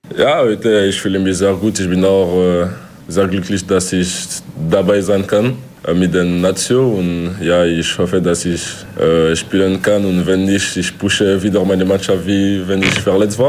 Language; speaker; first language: German; non-native, local second language; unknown